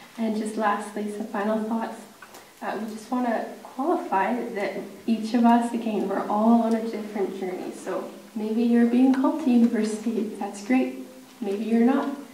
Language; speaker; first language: English; native; English